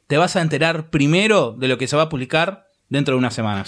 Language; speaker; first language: Spanish; native; Spanish